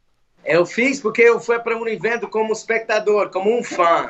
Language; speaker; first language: Portuguese; non-native, fluent; English